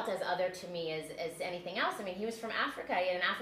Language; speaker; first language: English; native; English